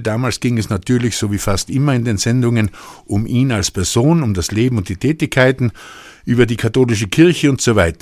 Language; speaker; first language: German; native; German